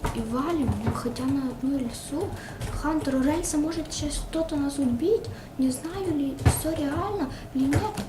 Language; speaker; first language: Russian; non-native, local second language; Ukrainian